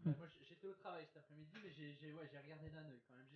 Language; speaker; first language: French; native; French